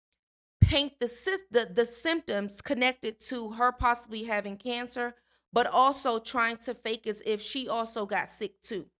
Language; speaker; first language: English; native; English